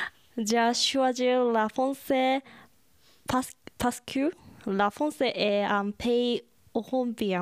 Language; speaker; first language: French; non-native, learner; Japanese